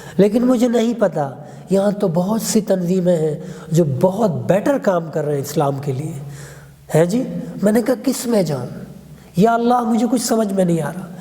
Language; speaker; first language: Urdu; non-native, local second language; Pashto